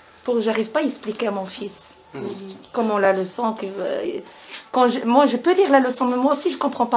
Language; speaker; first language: French; non-native, learner; Arabic